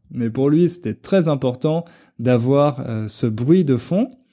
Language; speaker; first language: French; native; French